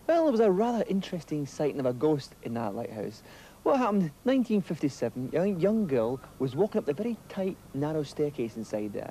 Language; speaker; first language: English; native; English